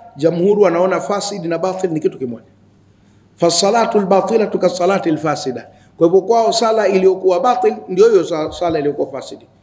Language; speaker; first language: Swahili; native; Swahili